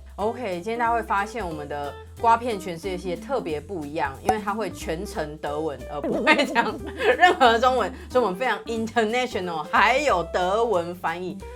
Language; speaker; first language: Chinese; native; Chinese